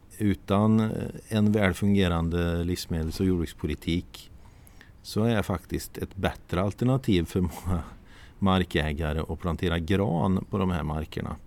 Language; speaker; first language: Swedish; native; Swedish